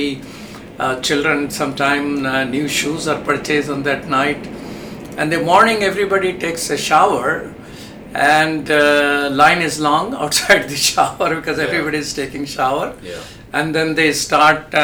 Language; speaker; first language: English; non-native, local second language; Urdu